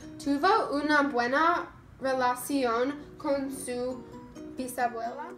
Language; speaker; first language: Spanish; non-native, learner; English